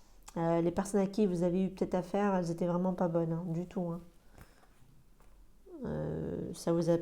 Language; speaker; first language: French; native; French